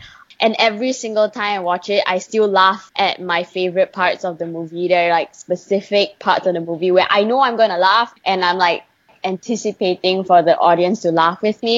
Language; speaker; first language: English; non-native, local second language; Chinese